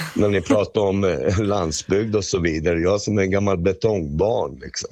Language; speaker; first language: Swedish; native; Swedish